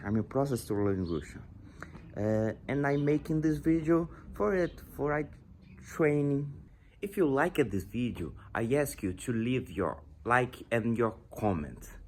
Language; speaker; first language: English; non-native, learner; Portuguese